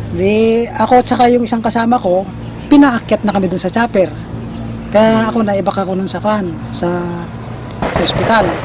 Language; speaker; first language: Filipino; non-native, local second language; Iloko